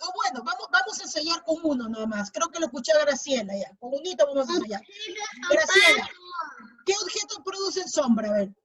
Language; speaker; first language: Spanish; native; Spanish